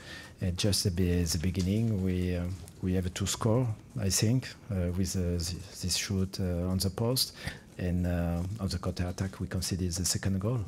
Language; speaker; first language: English; non-native, fluent; French